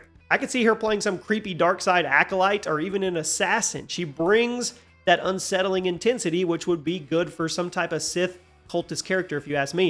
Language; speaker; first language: English; native; English